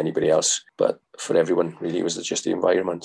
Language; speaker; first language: English; native; English